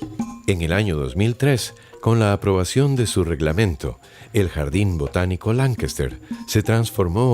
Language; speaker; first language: Spanish; native; Spanish